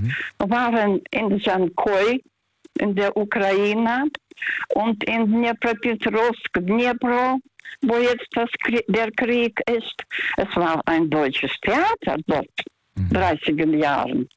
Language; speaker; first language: German; non-native, fluent; Russian